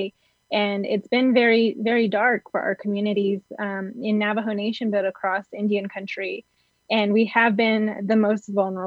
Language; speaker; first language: English; native; English